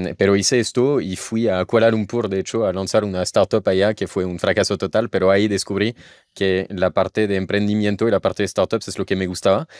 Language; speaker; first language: Spanish; non-native, fluent; French